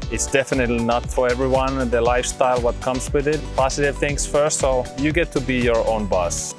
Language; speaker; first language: English; non-native, fluent; Finnish